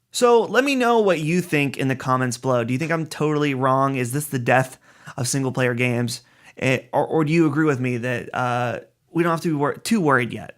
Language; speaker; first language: English; native; English